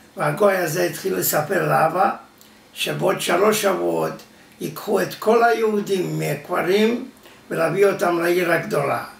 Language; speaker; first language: Hebrew; non-native, fluent; Yiddish